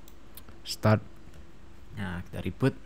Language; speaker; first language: Indonesian; native; Indonesian